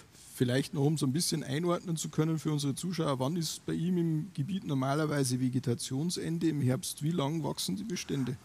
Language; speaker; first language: German; native; German